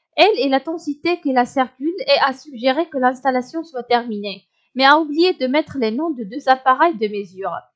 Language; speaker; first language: French; non-native, local second language; Arabic